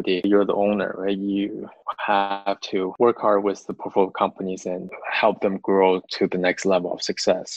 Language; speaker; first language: English; non-native, fluent; Chinese